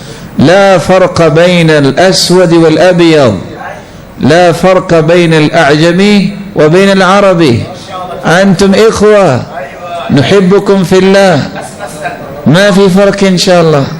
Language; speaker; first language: Arabic; non-native, fluent; Urdu